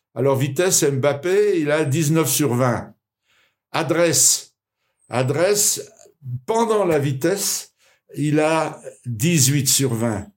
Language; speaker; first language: French; native; French